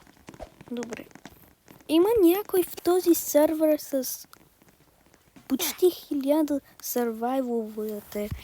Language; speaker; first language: Bulgarian; early bilingual, heritage; Bulgarian